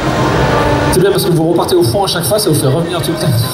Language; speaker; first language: French; native; French